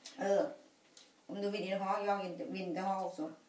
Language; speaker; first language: Swedish; non-native, learner; Thai